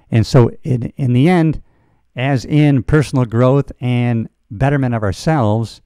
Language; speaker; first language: English; native; English